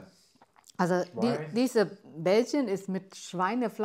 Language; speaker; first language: German; non-native, learner; Vietnamese